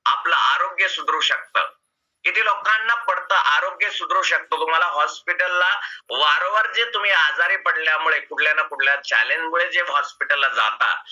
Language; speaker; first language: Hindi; non-native, local second language; Marathi